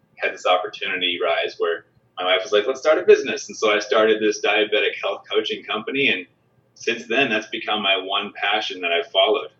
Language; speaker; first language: English; native; English